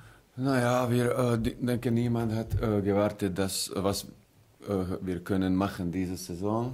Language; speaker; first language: German; non-native, learner; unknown